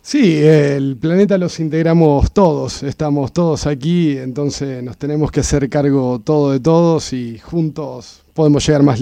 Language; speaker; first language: Spanish; native; Spanish